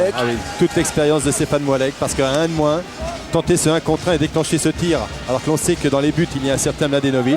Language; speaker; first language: French; native; French